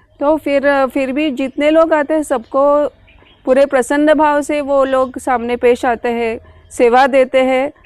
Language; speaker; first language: Hindi; non-native, local second language; Marathi